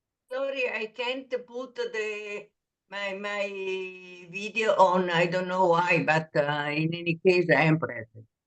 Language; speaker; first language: English; non-native, fluent; Italian